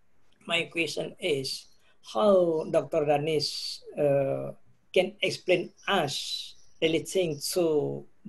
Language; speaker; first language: English; non-native, fluent; Indonesian